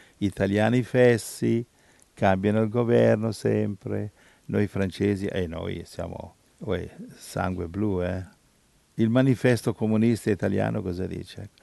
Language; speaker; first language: Italian; native; Italian